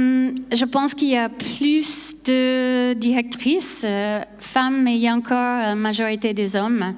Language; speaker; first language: French; non-native, fluent; English